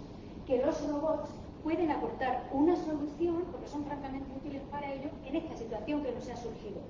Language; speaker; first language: Spanish; native; Spanish